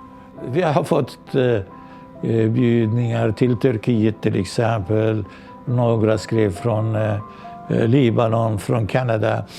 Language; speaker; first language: Swedish; non-native, local second language; Arabic